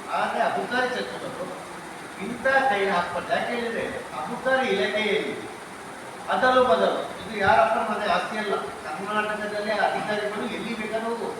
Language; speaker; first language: Kannada; non-native, local second language; Tulu